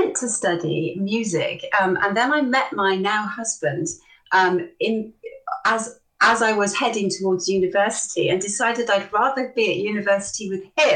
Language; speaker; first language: English; native; English